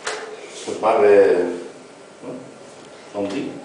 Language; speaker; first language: French; non-native, learner; Spanish